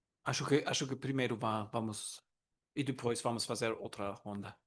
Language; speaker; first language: Portuguese; non-native, learner; German